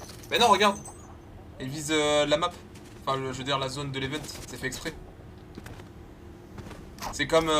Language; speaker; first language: French; native; French